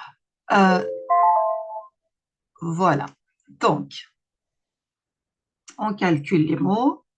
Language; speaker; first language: French; non-native, fluent; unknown